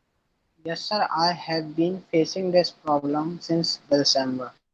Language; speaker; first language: English; non-native, learner; Hindi